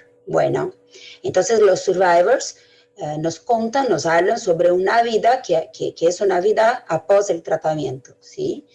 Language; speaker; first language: Spanish; non-native, fluent; Portuguese